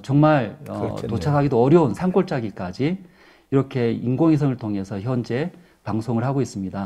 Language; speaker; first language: Korean; native; Korean